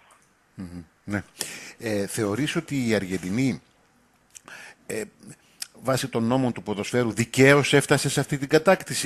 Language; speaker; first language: Greek; native; Greek